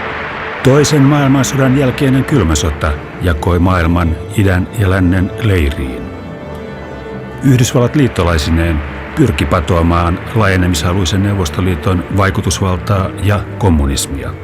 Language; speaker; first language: Finnish; native; Finnish